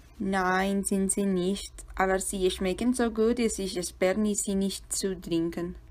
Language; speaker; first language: German; non-native, learner; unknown